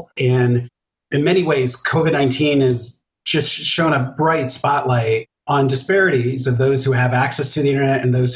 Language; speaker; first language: English; native; English